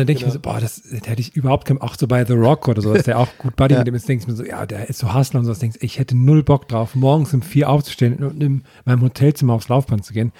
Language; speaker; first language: German; native; German